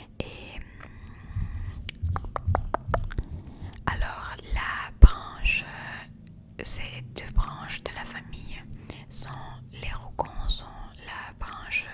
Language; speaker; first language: French; non-native, learner; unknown